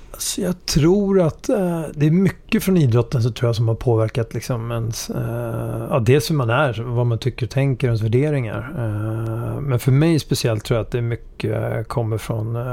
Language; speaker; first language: Swedish; early bilingual, other home language; Hungarian